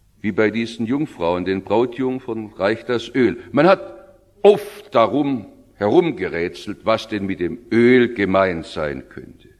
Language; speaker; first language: German; native; German